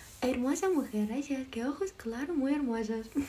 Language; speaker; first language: Spanish; non-native, learner; Ukrainian